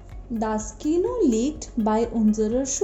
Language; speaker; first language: German; non-native, fluent; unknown